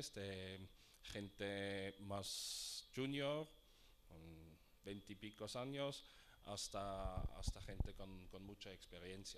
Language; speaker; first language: Spanish; non-native, fluent; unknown